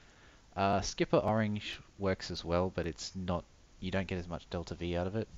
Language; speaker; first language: English; native; English